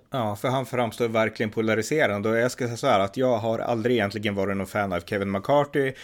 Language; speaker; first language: Swedish; native; Swedish